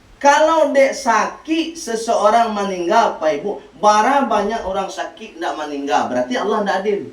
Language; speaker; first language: Malay; non-native, local second language; Minangkabau